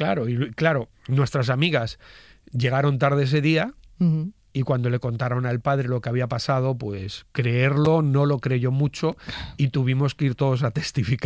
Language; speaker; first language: Spanish; native; Spanish